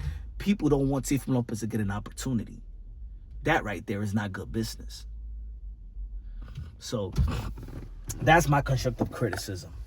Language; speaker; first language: English; native; English